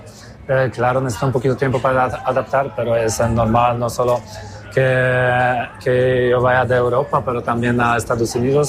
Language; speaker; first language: Spanish; non-native, learner; Polish